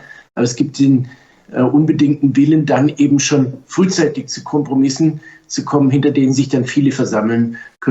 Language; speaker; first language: German; native; German